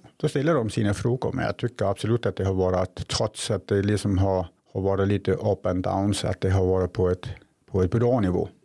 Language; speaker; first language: Swedish; non-native, fluent; Danish